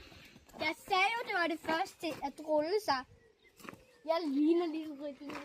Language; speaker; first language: Danish; native; Danish